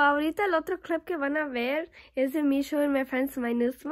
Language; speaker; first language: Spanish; early bilingual, other home language; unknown